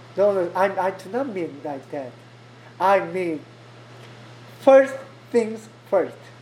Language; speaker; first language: English; non-native, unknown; Korean